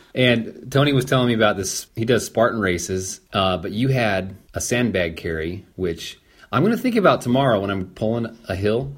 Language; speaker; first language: English; native; English